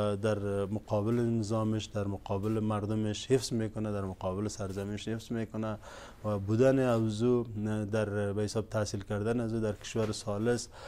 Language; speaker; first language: Persian; non-native, local second language; Uzbek